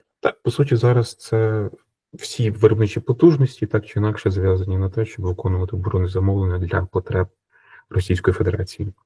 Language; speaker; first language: Ukrainian; native; Ukrainian